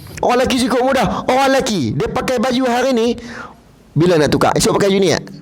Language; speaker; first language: Malay; native; Malay